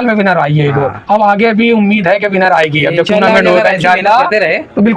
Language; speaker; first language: Hindi; native; Hindi